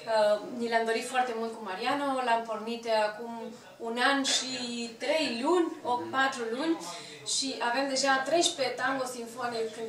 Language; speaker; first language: Romanian; non-native, fluent; Spanish